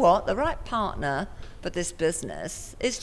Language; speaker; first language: English; native; English